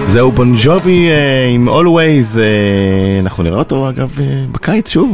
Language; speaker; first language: Hebrew; native; Hebrew